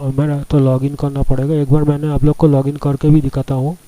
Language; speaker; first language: Hindi; non-native, local second language; Bangla